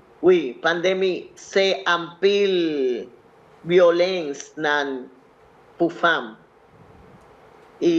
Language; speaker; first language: Haitian Creole; non-native, learner; Spanish